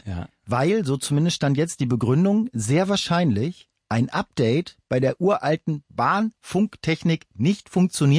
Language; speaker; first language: German; native; German